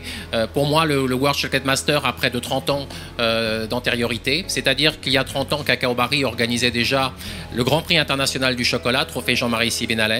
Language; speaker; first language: French; native; French